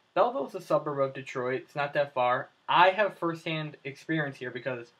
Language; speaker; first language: English; native; English